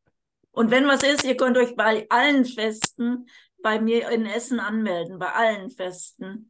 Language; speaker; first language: German; native; German